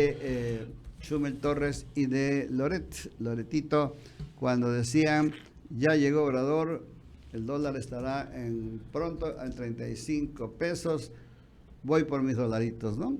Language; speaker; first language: Spanish; native; Spanish